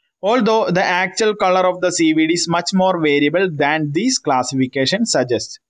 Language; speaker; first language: English; non-native, local second language; Malayalam